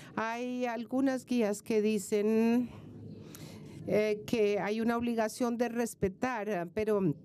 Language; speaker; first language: Spanish; non-native, fluent; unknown